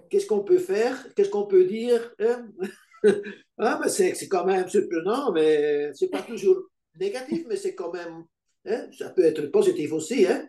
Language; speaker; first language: French; non-native, local second language; Dutch